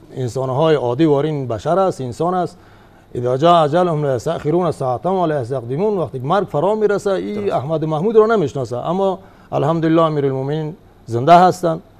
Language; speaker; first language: Persian; native; Persian